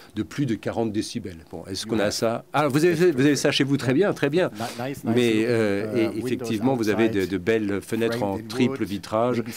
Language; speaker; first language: French; non-native, fluent; German